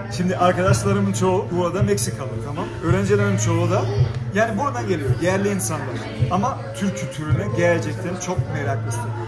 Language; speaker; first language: Turkish; early bilingual, heritage; German